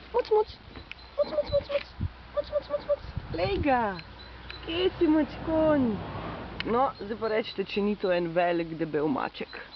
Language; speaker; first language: Slovenian; native; Slovenian